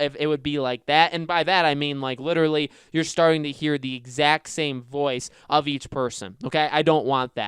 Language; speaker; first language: English; native; English